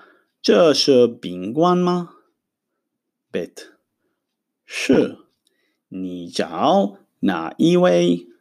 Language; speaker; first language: Chinese; non-native, fluent; Hebrew